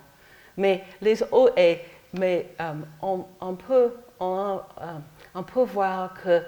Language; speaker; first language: French; non-native, learner; English